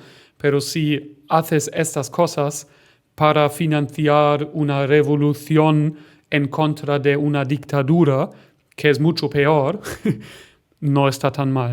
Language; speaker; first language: Spanish; non-native, fluent; German